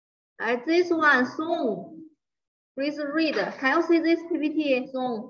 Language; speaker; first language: English; non-native, fluent; Chinese